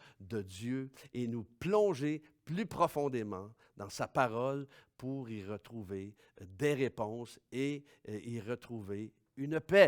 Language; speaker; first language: French; native; French